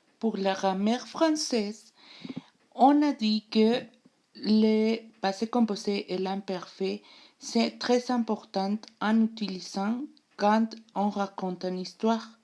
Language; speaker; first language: French; non-native, learner; Spanish